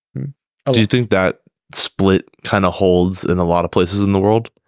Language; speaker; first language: English; native; English